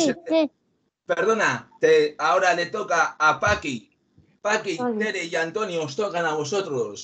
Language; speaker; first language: Spanish; native; Spanish